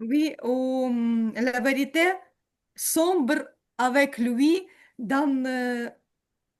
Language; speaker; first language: French; non-native, learner; Ukrainian